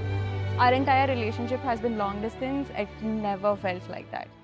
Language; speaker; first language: English; early bilingual, other home language; Telugu